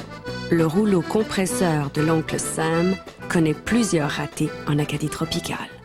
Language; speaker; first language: French; native; French